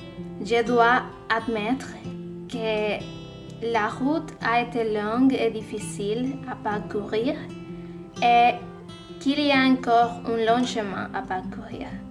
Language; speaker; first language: French; non-native, learner; Spanish